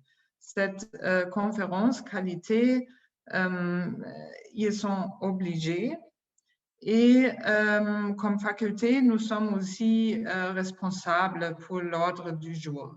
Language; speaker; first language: French; non-native, fluent; German